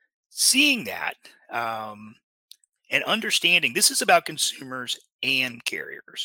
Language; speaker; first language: English; native; English